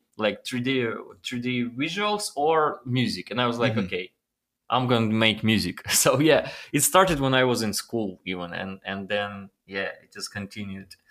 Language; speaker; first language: English; non-native, fluent; Ukrainian